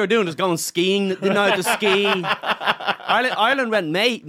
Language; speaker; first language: English; native; English